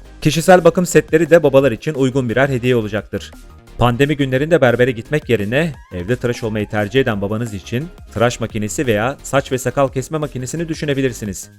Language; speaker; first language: Turkish; native; Turkish